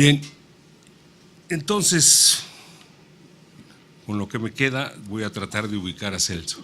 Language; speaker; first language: Spanish; native; Spanish